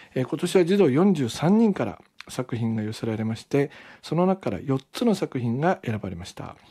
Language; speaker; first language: Japanese; native; Japanese